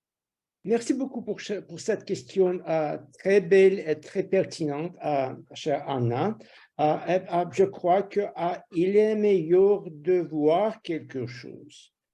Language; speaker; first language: French; non-native, fluent; Russian